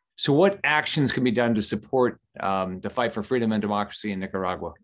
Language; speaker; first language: English; native; English